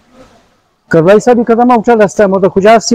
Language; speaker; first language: Persian; early bilingual, heritage; Persian